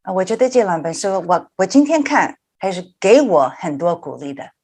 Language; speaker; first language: Chinese; early bilingual, heritage; Chinese